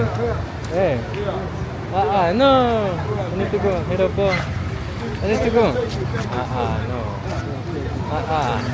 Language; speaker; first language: English; non-native, learner; French